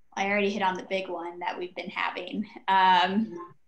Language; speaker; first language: English; native; English